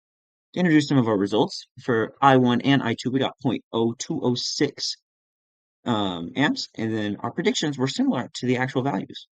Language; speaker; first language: English; native; English